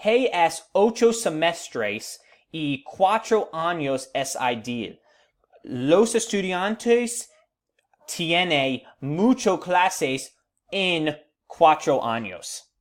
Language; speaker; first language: Spanish; non-native, learner; English